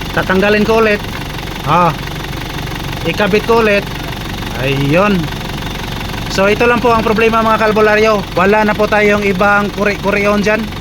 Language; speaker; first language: Filipino; non-native, local second language; Cebuano